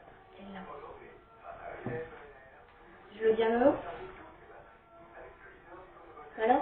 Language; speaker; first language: French; native; French